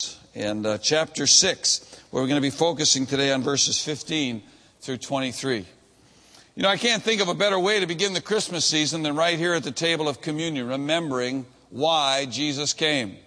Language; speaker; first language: English; native; English